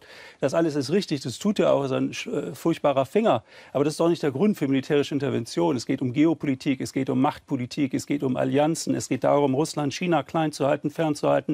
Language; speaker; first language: German; native; German